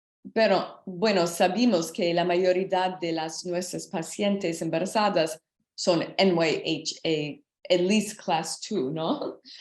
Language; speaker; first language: Spanish; non-native, learner; English